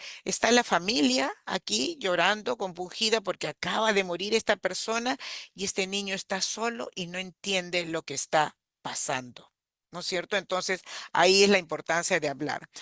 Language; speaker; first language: Spanish; native; Spanish